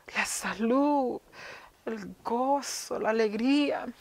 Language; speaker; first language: Spanish; early bilingual, heritage; Spanish